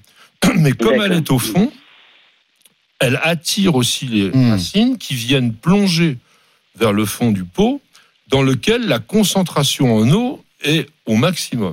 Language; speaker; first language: French; native; French